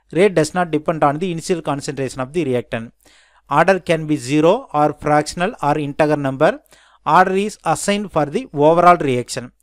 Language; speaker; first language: English; non-native, local second language; Tamil